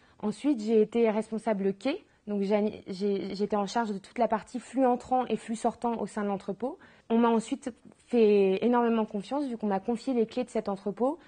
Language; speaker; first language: French; native; French